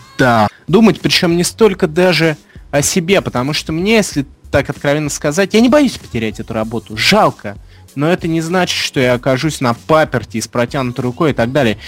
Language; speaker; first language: Russian; non-native, fluent; English